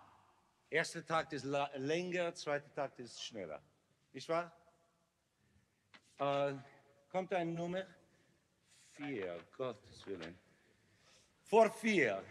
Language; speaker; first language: German; non-native, learner; English